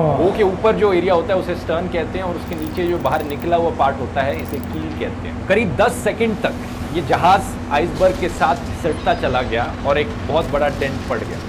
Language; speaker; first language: Hindi; native; Hindi